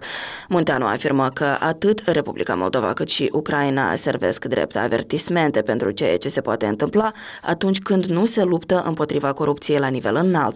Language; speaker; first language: Romanian; native; Romanian